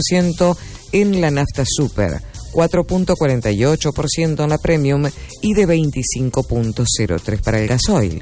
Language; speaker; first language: Spanish; native; Spanish